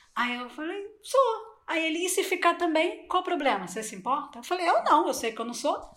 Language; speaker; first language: Portuguese; non-native, local second language; Spanish